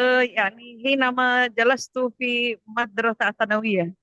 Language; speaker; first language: Arabic; non-native, learner; Indonesian